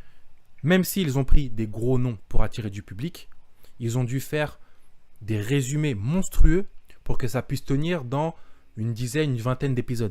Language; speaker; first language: French; native; French